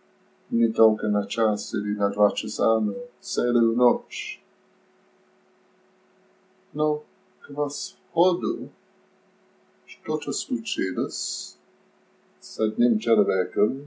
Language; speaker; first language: Russian; non-native, fluent; English